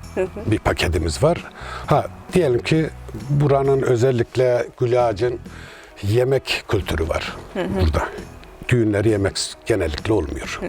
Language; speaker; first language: Turkish; native; Turkish